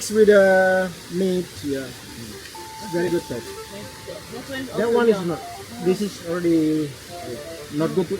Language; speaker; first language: English; non-native, learner; Indonesian